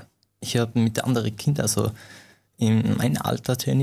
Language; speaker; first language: German; non-native, fluent; Persian